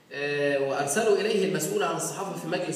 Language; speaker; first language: Arabic; native; Arabic